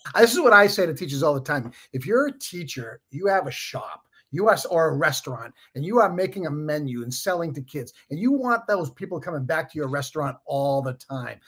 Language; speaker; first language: English; native; English